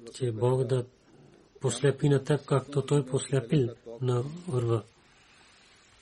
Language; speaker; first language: Bulgarian; non-native, learner; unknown